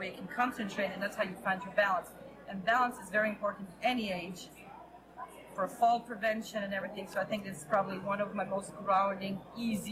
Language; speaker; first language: English; non-native, fluent; Hebrew